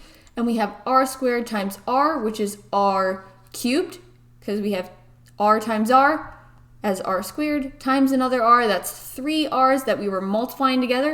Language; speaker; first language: English; native; English